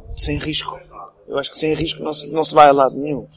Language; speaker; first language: Portuguese; early bilingual, other home language; English